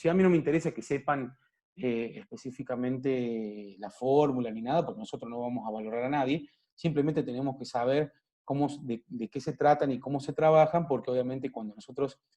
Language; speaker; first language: Spanish; native; Spanish